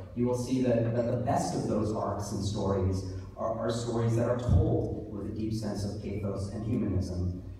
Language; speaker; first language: English; native; English